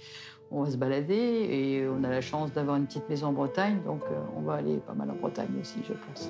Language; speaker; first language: French; native; French